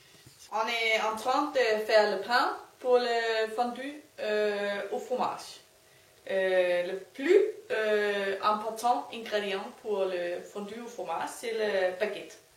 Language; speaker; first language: French; non-native, learner; Danish